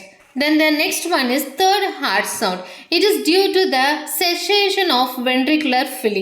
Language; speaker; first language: English; non-native, local second language; Tamil